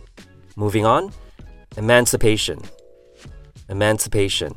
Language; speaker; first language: English; native; English